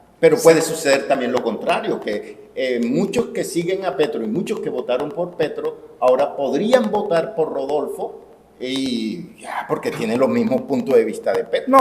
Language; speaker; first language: Spanish; native; Spanish